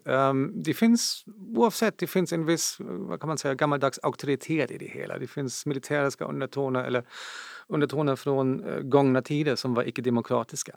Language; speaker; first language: Swedish; non-native, fluent; German